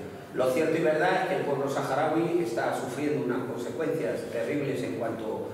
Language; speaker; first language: Spanish; native; Spanish